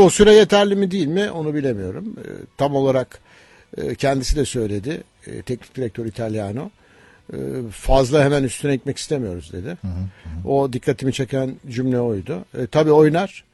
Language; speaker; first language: Turkish; native; Turkish